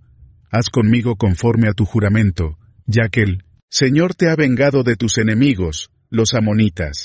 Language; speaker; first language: Spanish; native; Spanish